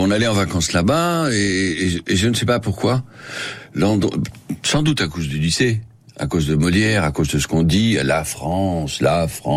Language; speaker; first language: French; non-native, local second language; Spanish